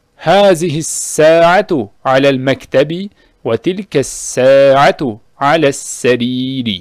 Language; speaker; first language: Arabic; non-native, fluent; Uzbek